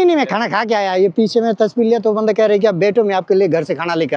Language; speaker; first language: Hindi; non-native, learner; Bangla